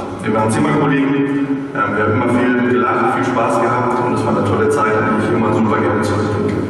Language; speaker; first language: German; native; German